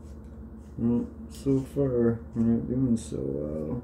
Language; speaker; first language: English; native; English